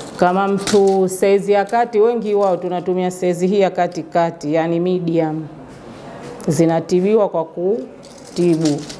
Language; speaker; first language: Swahili; native; Swahili